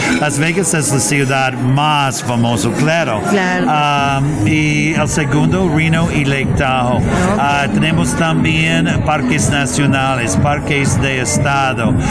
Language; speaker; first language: Spanish; non-native, learner; English